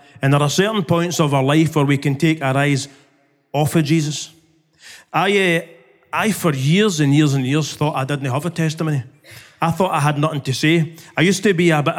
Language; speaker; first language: English; native; English